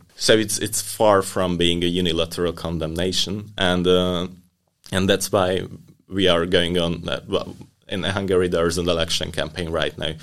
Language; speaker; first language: English; non-native, fluent; Hungarian